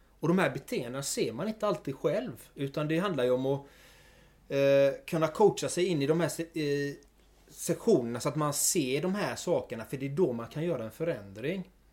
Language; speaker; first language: Swedish; native; Swedish